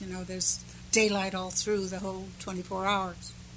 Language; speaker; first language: English; early bilingual, other home language; Finnish